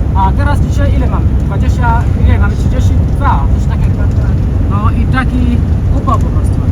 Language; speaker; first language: Polish; non-native, learner; Swahili